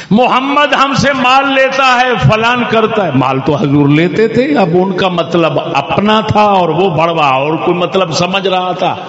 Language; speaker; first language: Urdu; non-native, local second language; Punjabi